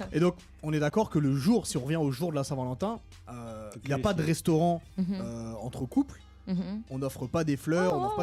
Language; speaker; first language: French; native; French